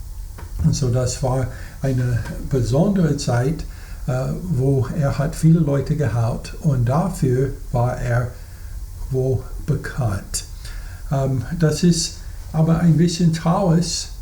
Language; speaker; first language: German; non-native, fluent; English